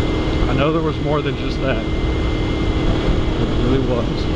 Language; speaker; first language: English; native; English